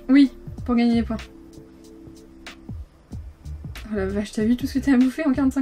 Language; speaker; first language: French; native; French